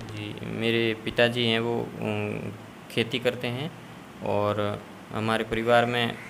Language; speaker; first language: Hindi; native; Hindi